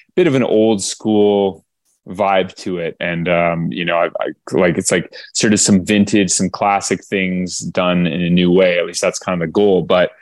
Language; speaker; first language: English; native; English